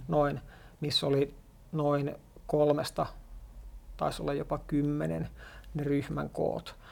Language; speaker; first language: Finnish; native; Finnish